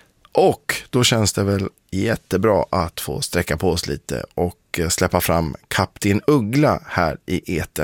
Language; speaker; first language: Swedish; native; Swedish